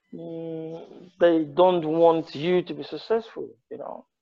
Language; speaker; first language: English; non-native, local second language; Yoruba